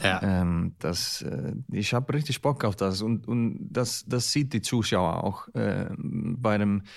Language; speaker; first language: German; non-native, learner; Icelandic